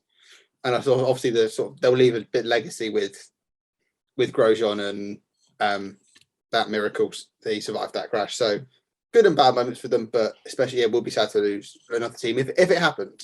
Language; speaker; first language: English; native; English